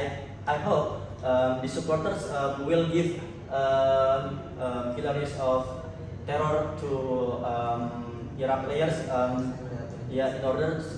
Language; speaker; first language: English; non-native, learner; Indonesian